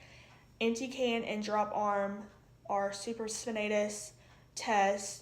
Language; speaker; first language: English; native; English